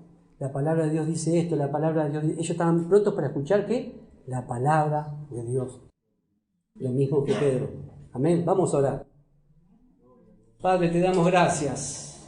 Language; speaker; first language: Spanish; native; Spanish